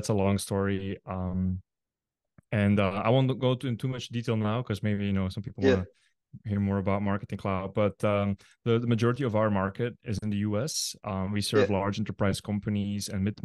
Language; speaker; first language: English; non-native, fluent; Dutch